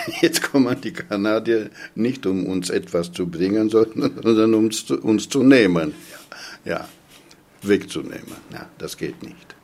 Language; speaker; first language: German; non-native, fluent; Romanian